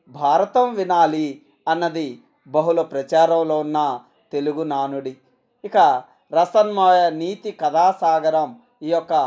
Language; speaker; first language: Telugu; native; Telugu